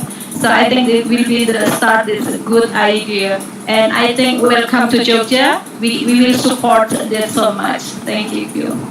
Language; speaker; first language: English; non-native, learner; Indonesian